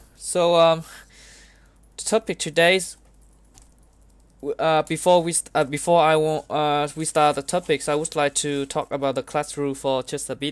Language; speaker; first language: English; non-native, learner; Vietnamese